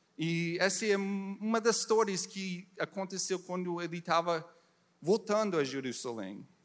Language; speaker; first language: Portuguese; non-native, learner; English